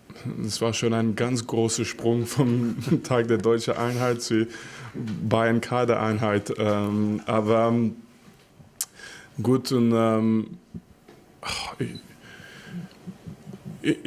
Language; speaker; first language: German; non-native, fluent; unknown